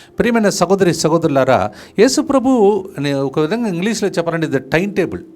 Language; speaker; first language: Telugu; non-native, fluent; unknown